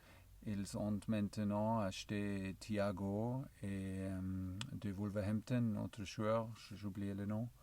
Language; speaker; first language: French; non-native, learner; German